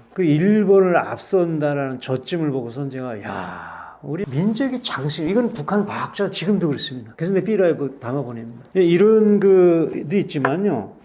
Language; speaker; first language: Korean; native; Korean